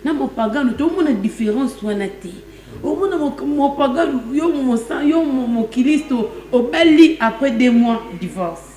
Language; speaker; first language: French; non-native, local second language; Lingala